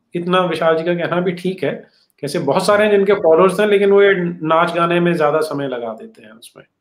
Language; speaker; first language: Hindi; native; Hindi